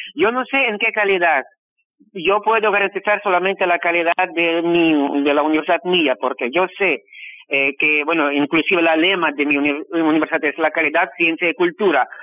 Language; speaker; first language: Spanish; non-native, fluent; Russian